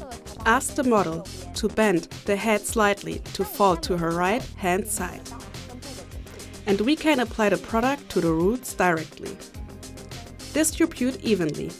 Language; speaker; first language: English; non-native, fluent; Chinese